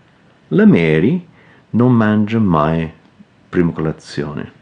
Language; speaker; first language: Italian; non-native, fluent; English